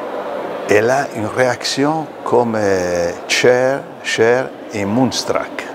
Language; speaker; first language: French; non-native, fluent; Italian